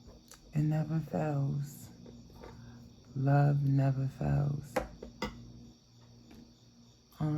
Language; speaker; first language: English; native; English